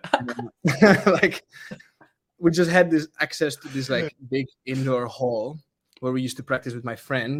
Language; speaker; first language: English; non-native, fluent; Czech